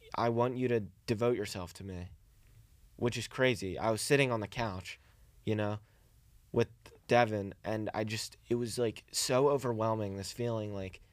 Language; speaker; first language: English; early bilingual, other home language; Italian